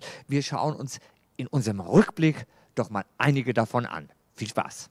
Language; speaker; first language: German; native; German